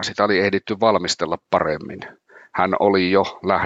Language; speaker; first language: Finnish; native; Finnish